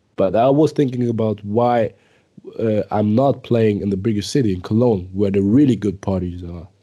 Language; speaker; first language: English; early bilingual, other home language; German